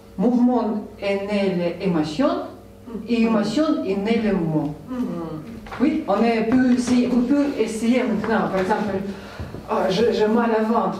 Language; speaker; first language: French; non-native, learner; Russian